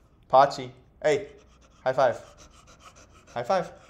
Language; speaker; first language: English; native; English